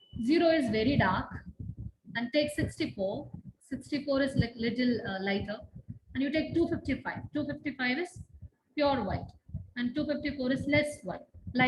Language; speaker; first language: English; non-native, local second language; Tamil